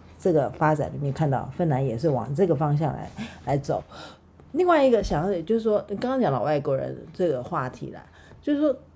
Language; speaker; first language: Chinese; native; Chinese